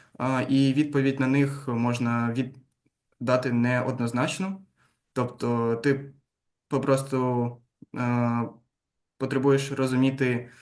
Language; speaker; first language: Ukrainian; non-native, local second language; Russian